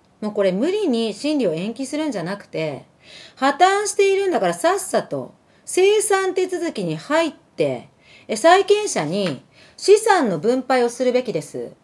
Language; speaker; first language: Japanese; early bilingual, other home language; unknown